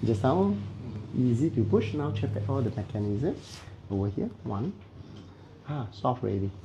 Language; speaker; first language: English; non-native, local second language; Cantonese